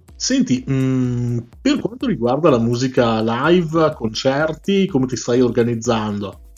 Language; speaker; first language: Italian; native; Italian